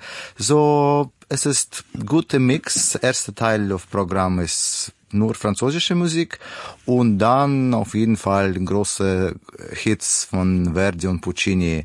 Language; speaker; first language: German; non-native, learner; Russian